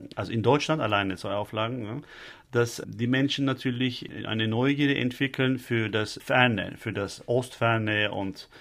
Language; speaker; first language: German; non-native, fluent; Turkish